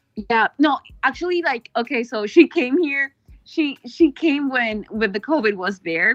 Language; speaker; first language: English; non-native, fluent; Spanish